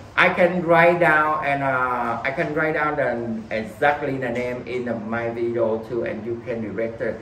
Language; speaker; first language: English; non-native, learner; Vietnamese